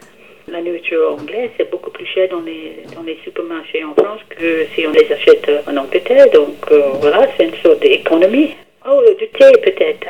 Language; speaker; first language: French; non-native, fluent; English